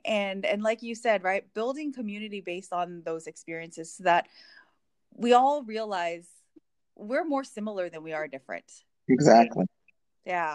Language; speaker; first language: English; native; English